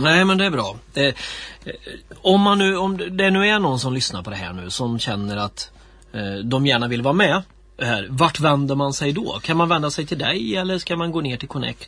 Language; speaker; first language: Swedish; native; Swedish